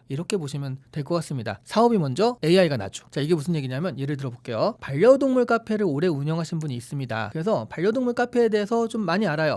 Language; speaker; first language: Korean; native; Korean